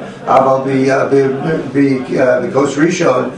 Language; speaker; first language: Hebrew; non-native, fluent; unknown